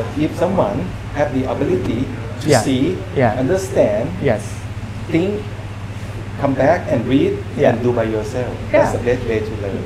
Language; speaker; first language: English; non-native, fluent; Thai